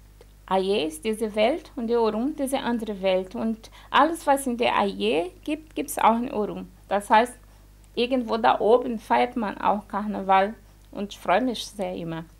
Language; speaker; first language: German; non-native, fluent; Portuguese